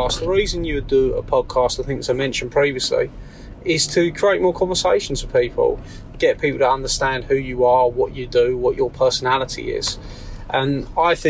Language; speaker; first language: English; native; English